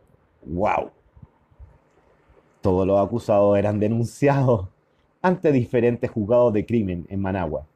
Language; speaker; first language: Spanish; native; Spanish